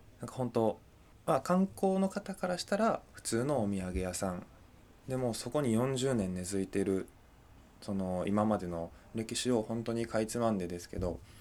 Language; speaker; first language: Japanese; native; Japanese